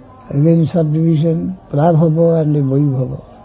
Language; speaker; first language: English; non-native, local second language; Bangla